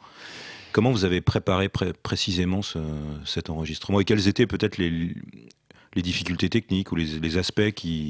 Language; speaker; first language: French; native; French